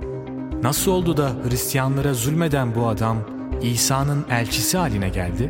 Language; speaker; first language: Turkish; native; Turkish